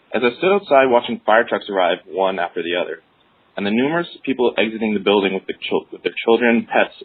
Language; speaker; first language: English; native; English